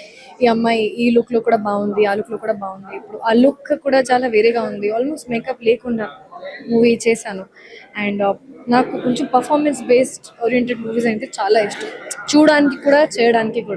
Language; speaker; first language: Telugu; non-native, fluent; Hindi